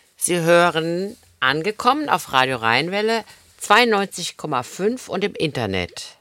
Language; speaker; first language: German; native; German